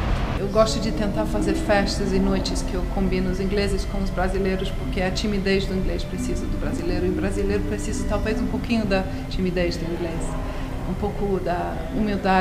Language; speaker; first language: Portuguese; early bilingual, heritage; Portuguese